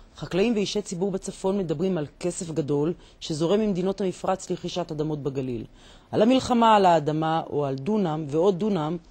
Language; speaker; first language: Hebrew; native; Hebrew